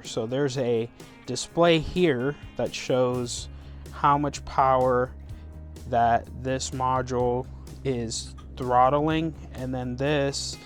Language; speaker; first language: English; native; English